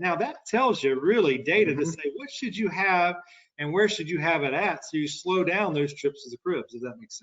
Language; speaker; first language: English; native; English